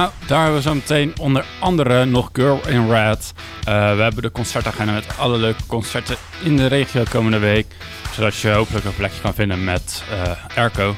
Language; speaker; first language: Dutch; native; Dutch